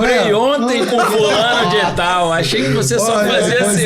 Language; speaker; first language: Portuguese; native; Portuguese